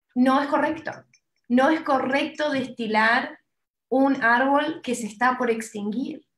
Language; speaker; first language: Spanish; early bilingual, heritage; Spanish